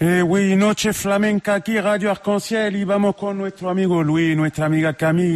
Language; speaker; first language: Spanish; native; Spanish